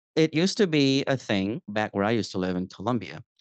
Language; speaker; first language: English; non-native, fluent; Spanish